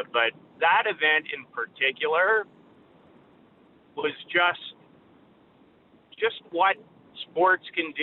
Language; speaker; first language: English; native; English